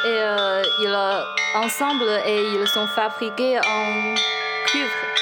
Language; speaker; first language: French; non-native, learner; Chinese